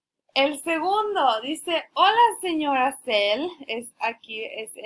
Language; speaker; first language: Spanish; early bilingual, heritage; Spanish